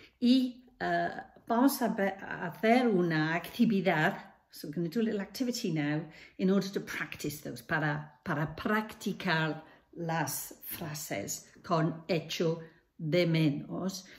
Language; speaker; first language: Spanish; non-native, fluent; English